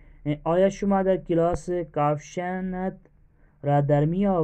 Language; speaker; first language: Persian; non-native, fluent; Urdu